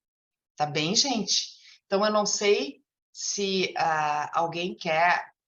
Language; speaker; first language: Portuguese; native; Portuguese